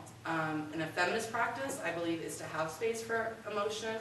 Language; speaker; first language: English; native; English